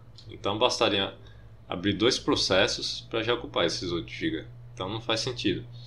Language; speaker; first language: Portuguese; native; Portuguese